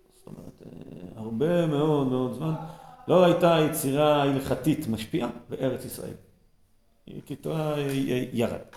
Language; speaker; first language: Hebrew; native; Hebrew